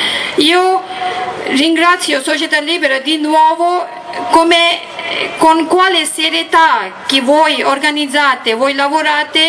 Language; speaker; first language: Italian; non-native, learner; Tibetan